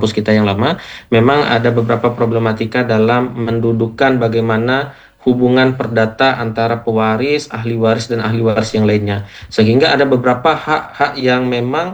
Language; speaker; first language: Indonesian; native; Indonesian